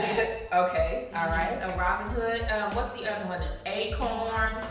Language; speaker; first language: English; native; English